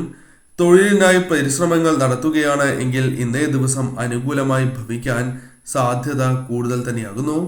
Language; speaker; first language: Malayalam; native; Malayalam